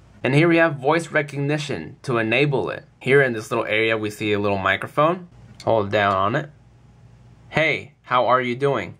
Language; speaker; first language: English; native; English